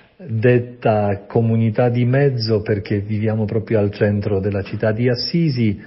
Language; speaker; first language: Italian; non-native, fluent; Polish